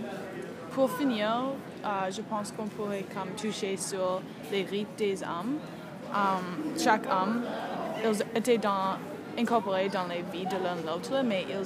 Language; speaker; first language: French; non-native, learner; English